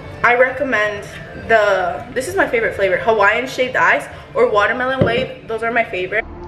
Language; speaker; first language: English; early bilingual, other home language; Spanish